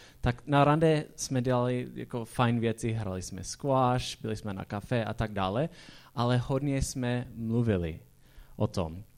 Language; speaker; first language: Czech; non-native, fluent; English